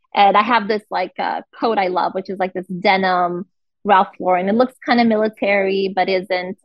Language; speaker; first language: English; non-native, fluent; Portuguese